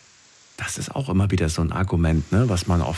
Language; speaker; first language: German; native; German